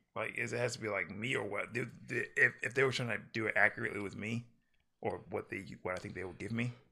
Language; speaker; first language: English; early bilingual, other home language; Yoruba